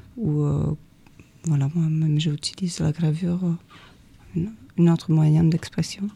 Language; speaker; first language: French; non-native, fluent; Czech